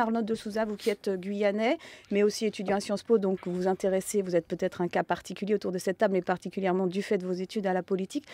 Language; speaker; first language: French; native; French